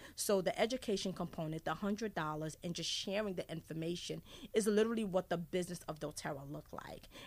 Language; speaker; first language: English; early bilingual, other home language; Haitian Creole